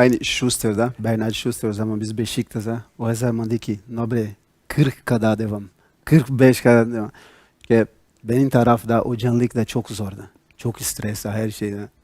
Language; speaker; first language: Turkish; non-native, learner; Portuguese